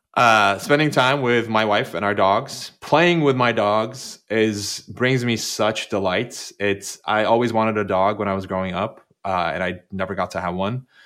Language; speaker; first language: English; non-native, fluent; Turkish